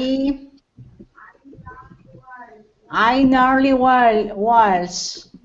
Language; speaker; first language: English; non-native, learner; Spanish